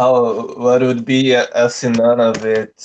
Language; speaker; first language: English; non-native, learner; Portuguese